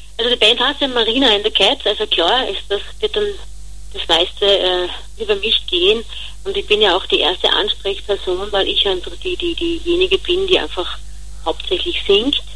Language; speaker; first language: German; native; German